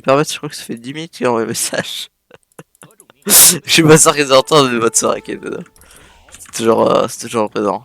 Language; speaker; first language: French; native; French